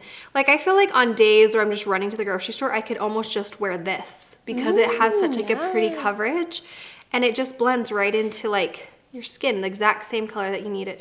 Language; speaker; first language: English; native; English